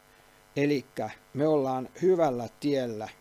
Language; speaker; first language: Finnish; native; Finnish